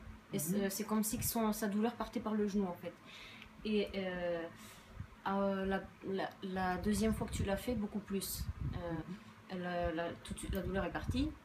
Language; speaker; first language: French; native; French